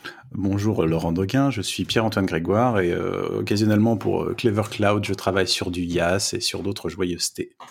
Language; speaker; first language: French; native; French